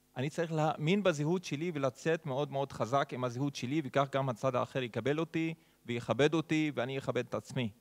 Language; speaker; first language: Hebrew; non-native, local second language; Arabic